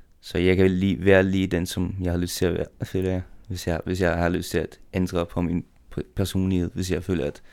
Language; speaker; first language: Danish; non-native, local second language; Faroese